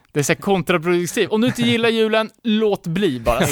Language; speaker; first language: Swedish; native; Swedish